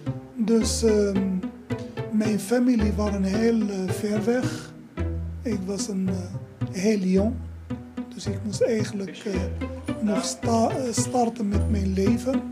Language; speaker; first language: Dutch; non-native, fluent; Arabic